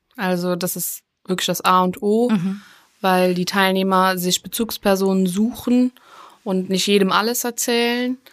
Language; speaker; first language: German; native; German